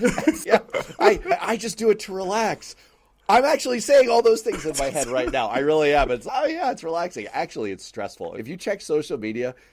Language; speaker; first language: English; native; English